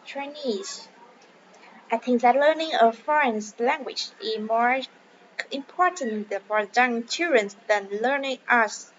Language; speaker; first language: English; non-native, learner; Vietnamese